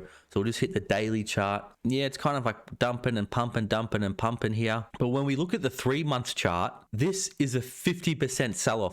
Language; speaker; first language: English; native; English